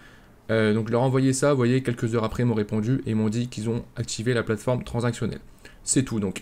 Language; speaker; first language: French; native; French